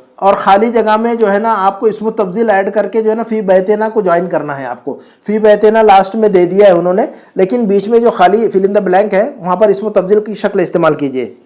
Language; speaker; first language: Urdu; native; Urdu